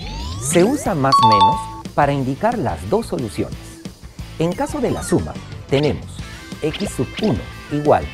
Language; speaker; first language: Spanish; native; Spanish